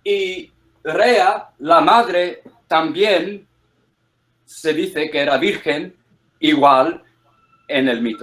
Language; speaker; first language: Spanish; non-native, fluent; English